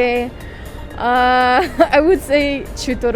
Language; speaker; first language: English; non-native, fluent; French